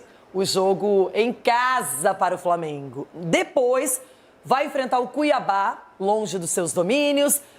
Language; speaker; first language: Portuguese; native; Portuguese